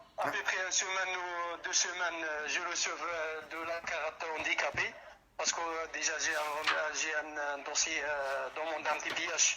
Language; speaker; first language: French; non-native, local second language; Arabic